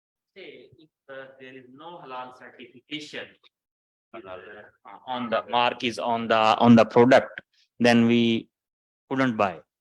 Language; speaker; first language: English; non-native, learner; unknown